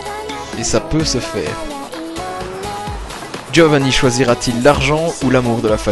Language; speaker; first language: French; native; French